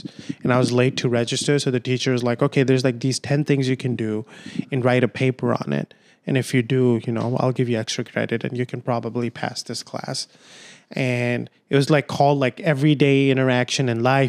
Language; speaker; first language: English; non-native, local second language; Urdu